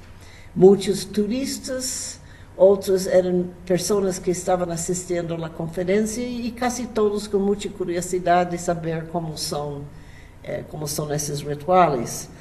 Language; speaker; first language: Spanish; non-native, fluent; English